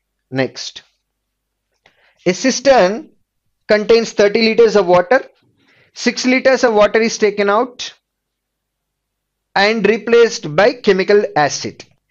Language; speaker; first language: English; non-native, local second language; Telugu